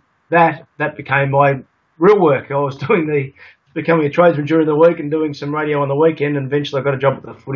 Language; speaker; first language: English; native; English